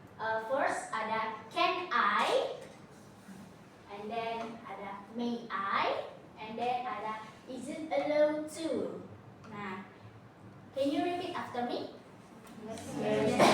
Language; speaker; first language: English; non-native, learner; Indonesian